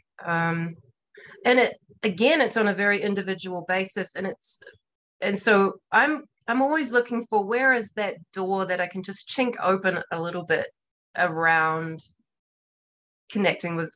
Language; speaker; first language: English; native; English